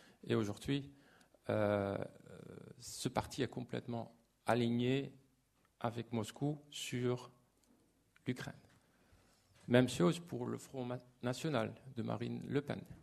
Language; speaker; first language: French; non-native, fluent; Dutch